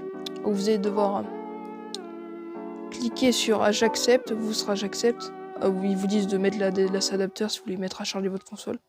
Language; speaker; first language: French; native; French